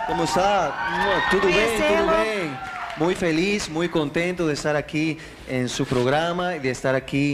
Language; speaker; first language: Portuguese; non-native, learner; Spanish